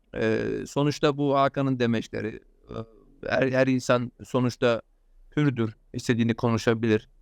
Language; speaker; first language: Turkish; early bilingual, heritage; Turkish